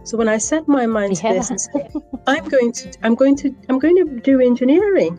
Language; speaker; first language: English; non-native, local second language; Acoli